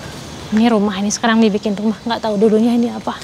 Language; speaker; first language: Indonesian; native; Indonesian